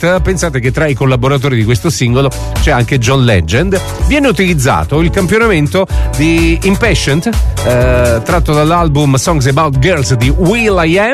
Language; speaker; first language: Italian; native; Italian